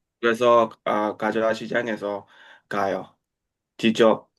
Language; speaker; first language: Korean; non-native, learner; Burmese